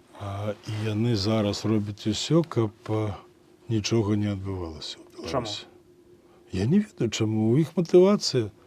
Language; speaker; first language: Belarusian; native; Belarusian